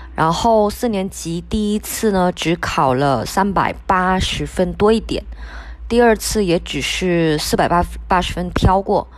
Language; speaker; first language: Chinese; non-native, local second language; Min Nan Chinese